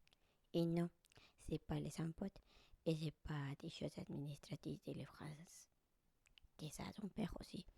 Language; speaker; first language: French; non-native, learner; Spanish